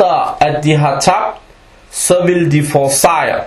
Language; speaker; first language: Danish; early bilingual, other home language; Arabic